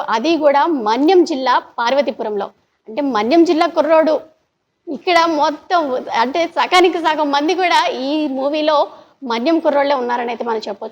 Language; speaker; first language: Telugu; native; Telugu